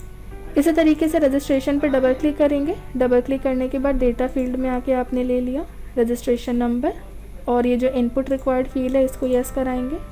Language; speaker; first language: Hindi; native; Hindi